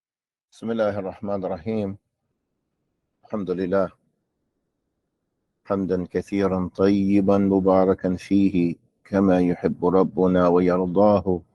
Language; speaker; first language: Arabic; non-native, fluent; English